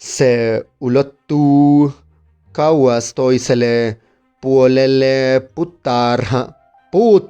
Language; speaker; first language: Finnish; non-native, learner; Spanish